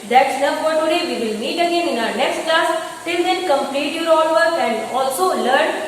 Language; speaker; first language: English; non-native, local second language; Hindi